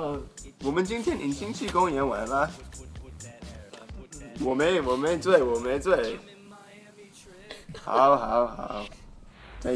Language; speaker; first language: Chinese; non-native, learner; English